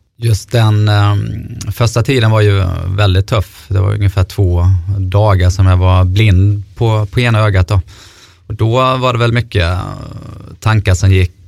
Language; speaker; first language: Swedish; native; Swedish